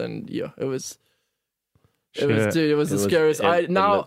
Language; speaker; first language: English; native; English